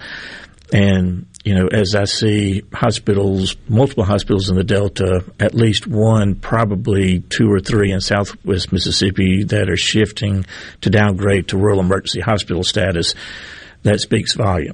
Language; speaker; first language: English; native; English